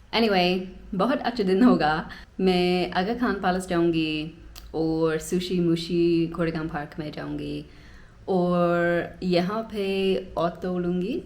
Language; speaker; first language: Hindi; non-native, learner; English